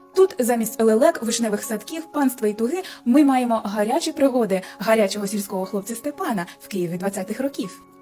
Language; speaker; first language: Ukrainian; non-native, local second language; Russian